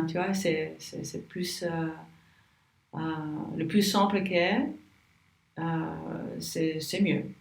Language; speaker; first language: French; non-native, learner; English